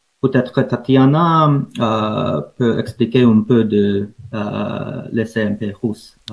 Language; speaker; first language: French; non-native, fluent; English